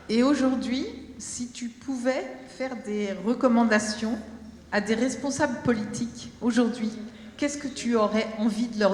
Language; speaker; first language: French; native; French